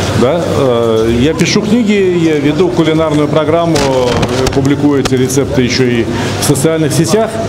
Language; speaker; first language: Russian; native; Russian